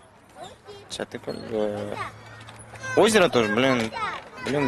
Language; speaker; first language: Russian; non-native, local second language; Kyrgyz